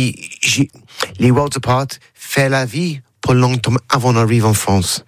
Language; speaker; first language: French; non-native, learner; English